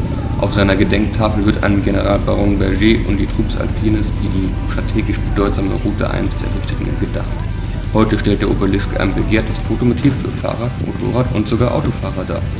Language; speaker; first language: German; native; German